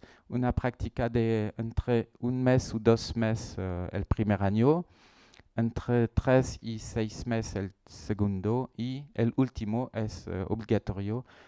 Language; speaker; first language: Spanish; non-native, learner; French